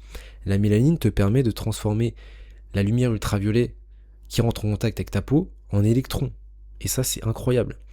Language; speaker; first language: French; native; French